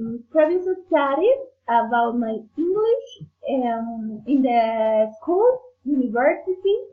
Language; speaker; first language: English; non-native, learner; Spanish